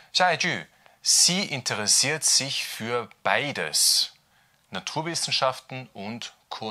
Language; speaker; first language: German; non-native, fluent; Chinese